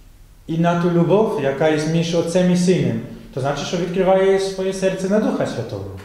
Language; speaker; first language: Ukrainian; non-native, fluent; Polish